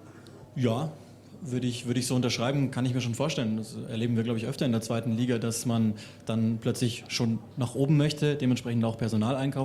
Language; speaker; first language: German; native; German